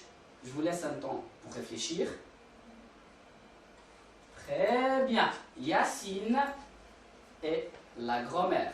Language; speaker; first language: French; non-native, local second language; Arabic